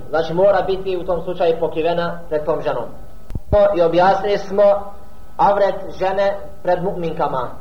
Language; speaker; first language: Bosnian; non-native, fluent; Arabic